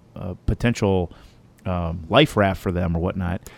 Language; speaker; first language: English; native; English